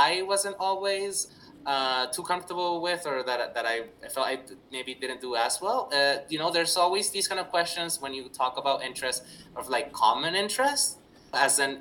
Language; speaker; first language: English; non-native, fluent; Spanish